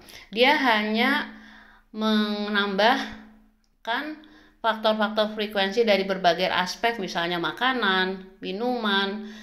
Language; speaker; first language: Indonesian; native; Indonesian